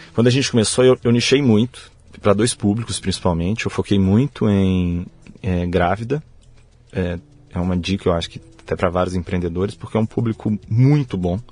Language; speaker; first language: Portuguese; native; Portuguese